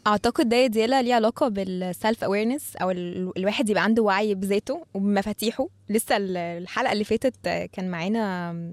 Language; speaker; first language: Arabic; native; Arabic